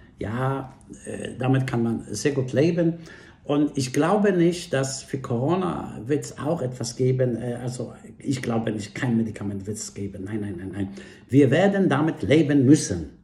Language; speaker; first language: German; non-native, fluent; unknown